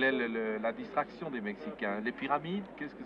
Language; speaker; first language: French; native; French